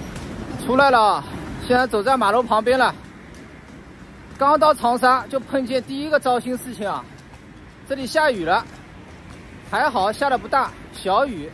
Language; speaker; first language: Chinese; non-native, local second language; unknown